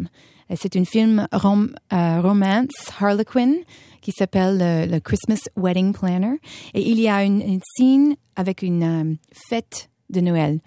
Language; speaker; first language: French; non-native, fluent; English